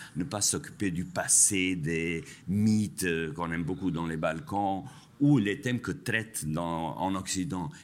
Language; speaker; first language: French; non-native, fluent; Albanian